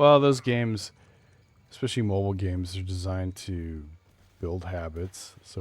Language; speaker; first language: English; native; English